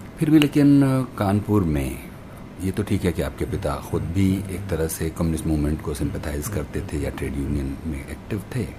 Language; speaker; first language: Hindi; native; Hindi